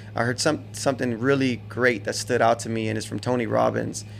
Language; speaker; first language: English; native; English